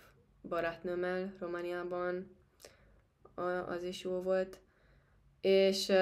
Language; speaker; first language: Hungarian; non-native, fluent; Spanish